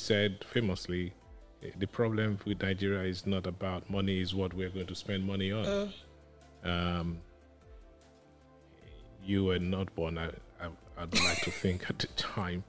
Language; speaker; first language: English; non-native, local second language; Yoruba